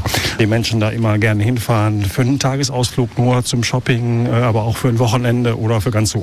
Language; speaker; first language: German; native; German